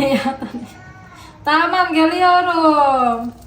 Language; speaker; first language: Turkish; non-native, learner; Indonesian